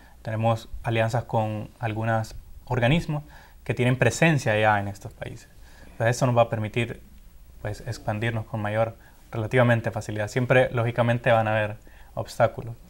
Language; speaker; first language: Spanish; native; Spanish